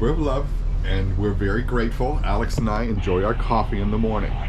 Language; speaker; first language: English; native; English